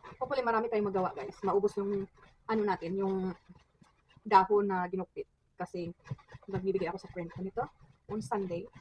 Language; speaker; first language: Filipino; non-native, local second language; Cebuano